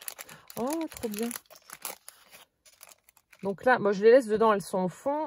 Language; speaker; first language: French; native; French